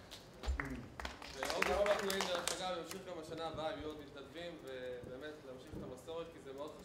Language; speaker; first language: Hebrew; native; Hebrew